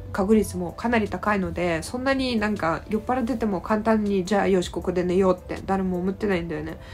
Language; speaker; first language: Japanese; non-native, fluent; Russian